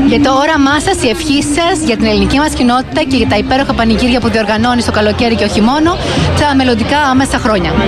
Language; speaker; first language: Greek; native; Greek